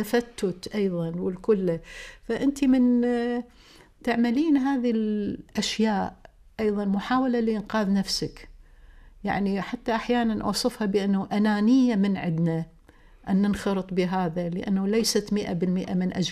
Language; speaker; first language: Arabic; native; Arabic